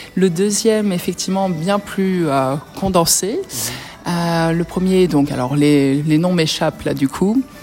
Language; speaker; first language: French; native; French